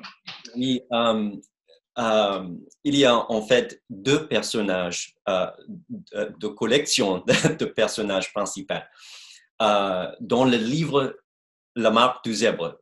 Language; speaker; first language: French; non-native, fluent; English